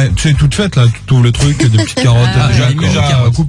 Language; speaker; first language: French; native; French